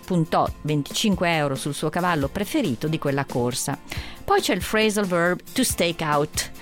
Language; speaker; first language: Italian; native; Italian